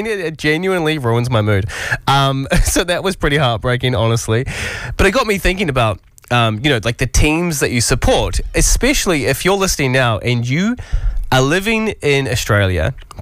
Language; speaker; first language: English; native; English